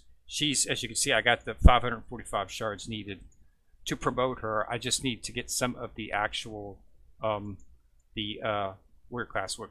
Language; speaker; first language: English; native; English